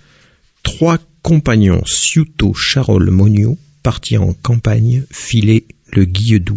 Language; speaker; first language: French; native; French